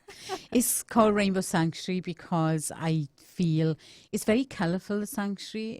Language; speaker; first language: English; native; English